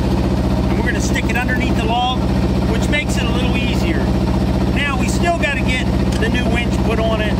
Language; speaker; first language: English; native; English